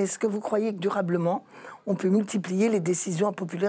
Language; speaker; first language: French; native; French